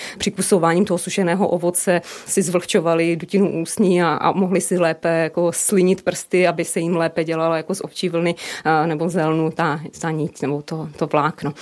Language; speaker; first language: Czech; native; Czech